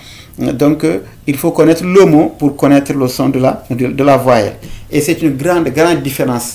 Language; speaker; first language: French; non-native, local second language; Fula